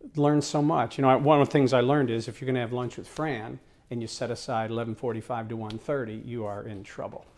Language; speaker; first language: English; native; English